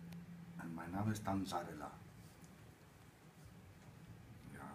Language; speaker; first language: German; non-native, learner; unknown